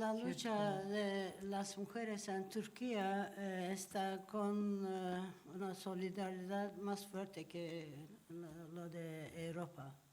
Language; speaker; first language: Spanish; non-native, learner; Turkish